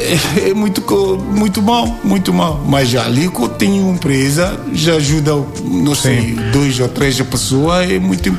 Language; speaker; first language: Portuguese; non-native, learner; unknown